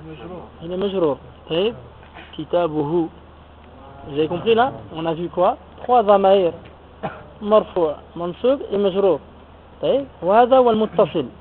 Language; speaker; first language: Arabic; non-native, fluent; French